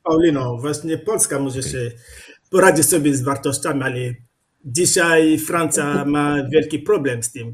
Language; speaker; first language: Polish; non-native, fluent; Lingala